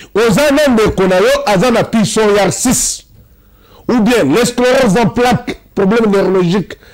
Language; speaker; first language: Lingala; non-native, local second language; Luba-Lulua